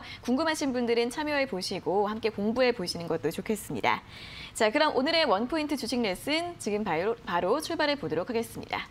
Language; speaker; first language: Korean; native; Korean